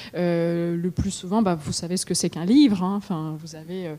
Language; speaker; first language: French; non-native, fluent; Russian